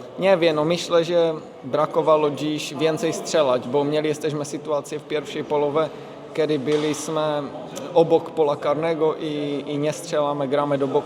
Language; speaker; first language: Polish; non-native, learner; Czech